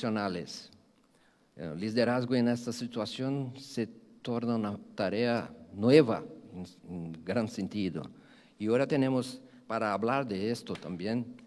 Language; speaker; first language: Spanish; non-native, fluent; Portuguese